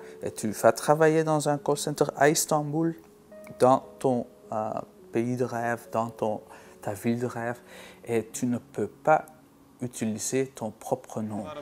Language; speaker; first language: French; non-native, local second language; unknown